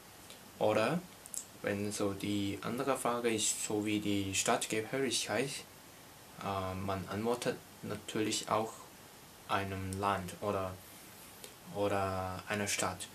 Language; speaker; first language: German; non-native, learner; Cantonese